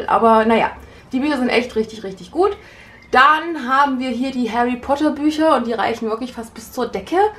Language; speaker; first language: German; native; German